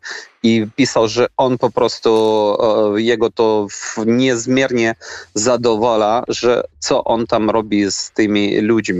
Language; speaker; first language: Polish; non-native, fluent; Ukrainian